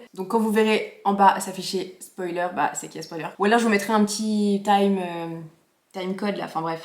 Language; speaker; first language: French; native; French